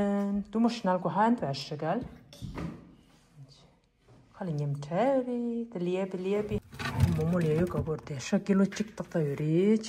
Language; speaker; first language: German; non-native, fluent; Tibetan